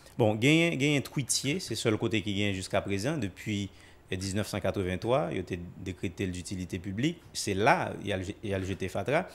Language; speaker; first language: French; non-native, local second language; Haitian Creole